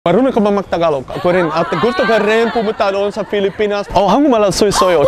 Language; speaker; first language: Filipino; non-native, learner; Dutch